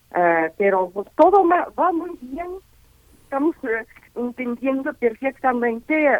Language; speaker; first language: Spanish; non-native, fluent; Russian